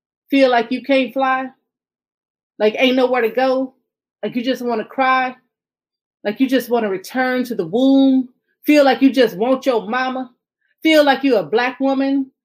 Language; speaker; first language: English; early bilingual, other home language; Spanish